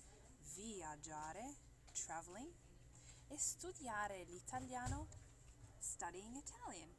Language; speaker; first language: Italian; non-native, fluent; English